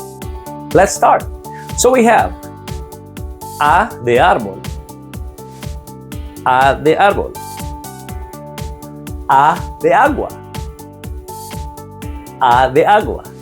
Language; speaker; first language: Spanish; non-native, fluent; Filipino